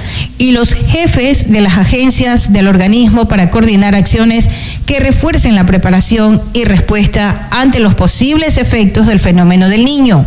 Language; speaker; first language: Spanish; native; Spanish